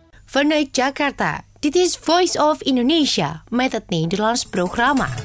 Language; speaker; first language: Dutch; non-native, fluent; Indonesian